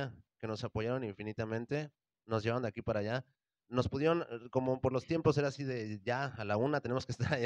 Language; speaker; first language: Spanish; native; Spanish